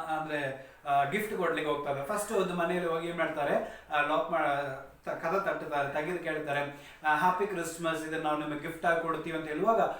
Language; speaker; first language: Kannada; non-native, local second language; Tamil